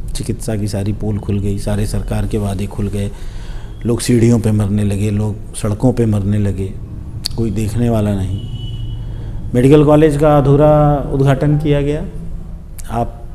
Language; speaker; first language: Hindi; native; Hindi